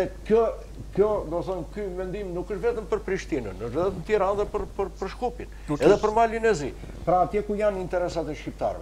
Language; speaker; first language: Albanian; native; Albanian